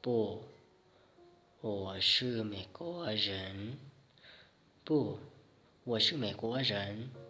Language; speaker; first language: Chinese; non-native, fluent; Hmong